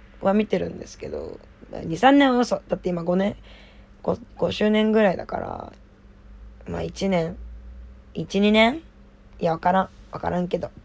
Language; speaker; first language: Japanese; native; Japanese